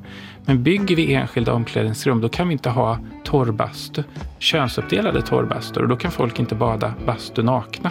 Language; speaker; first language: Swedish; native; Swedish